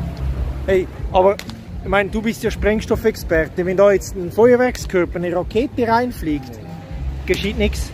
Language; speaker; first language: German; native; German